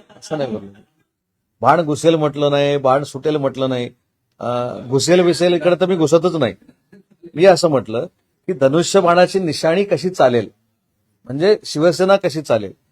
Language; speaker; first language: Marathi; native; Marathi